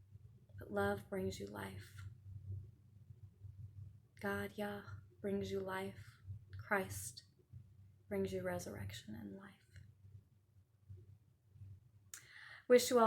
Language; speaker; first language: English; native; English